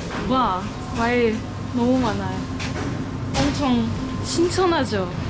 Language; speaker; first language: Korean; non-native, learner; French